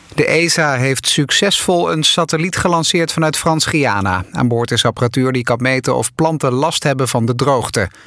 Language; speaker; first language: Dutch; native; Dutch